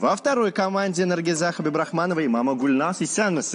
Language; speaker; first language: Russian; native; Russian